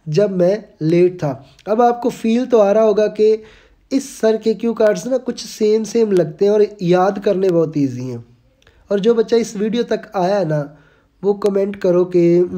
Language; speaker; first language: Hindi; non-native, local second language; Punjabi